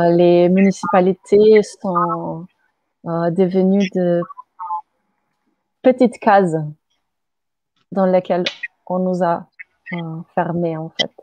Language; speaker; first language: French; non-native, fluent; Slovenian